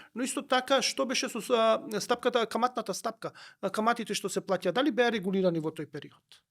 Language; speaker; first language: Macedonian; native; Macedonian